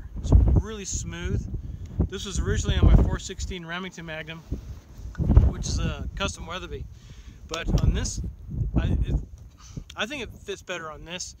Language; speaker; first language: English; native; English